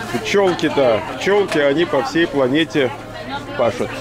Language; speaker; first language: Russian; native; Russian